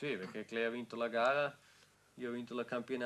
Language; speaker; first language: Italian; non-native, learner; German